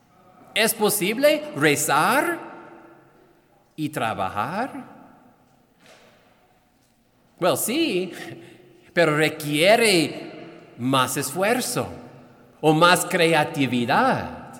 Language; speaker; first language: Spanish; non-native, fluent; English